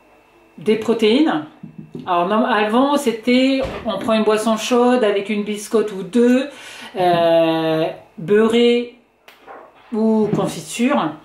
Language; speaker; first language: French; native; French